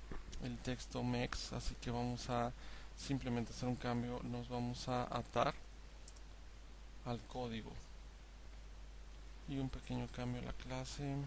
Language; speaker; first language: Spanish; native; Spanish